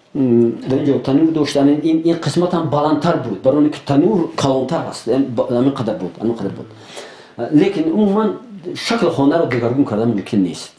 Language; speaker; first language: Tajik; non-native, local second language; Shughni